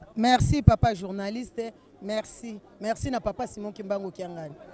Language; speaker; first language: Lingala; non-native, local second language; Kongo